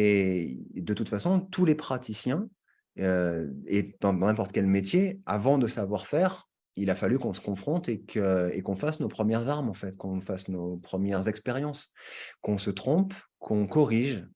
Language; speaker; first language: French; native; French